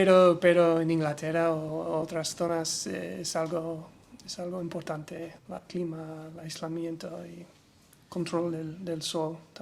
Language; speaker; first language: Spanish; non-native, learner; English